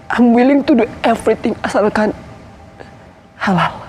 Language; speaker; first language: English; non-native, fluent; Indonesian